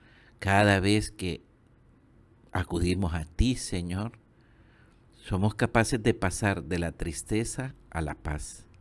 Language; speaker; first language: Spanish; native; Spanish